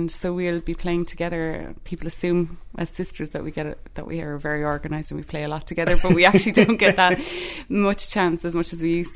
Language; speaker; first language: English; native; English